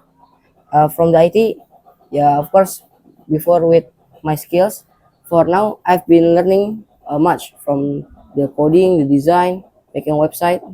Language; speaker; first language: English; non-native, learner; Indonesian